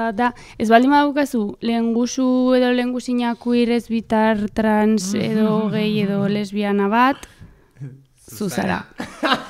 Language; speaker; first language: Basque; native; Basque